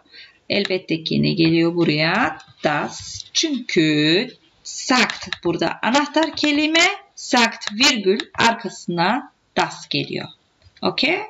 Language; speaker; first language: Turkish; native; Turkish